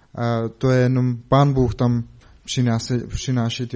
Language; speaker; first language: Czech; non-native, learner; Mongolian